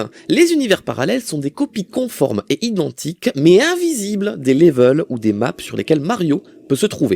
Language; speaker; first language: French; native; French